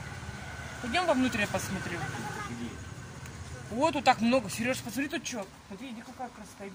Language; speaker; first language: Russian; native; Russian